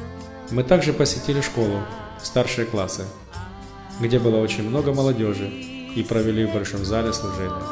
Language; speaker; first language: Russian; native; Russian